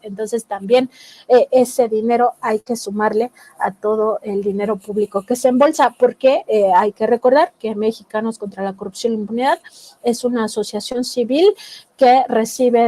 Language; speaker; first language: Spanish; native; Spanish